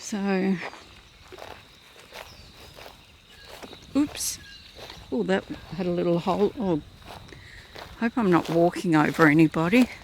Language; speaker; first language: English; native; English